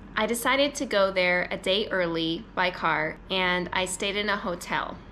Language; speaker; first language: English; native; English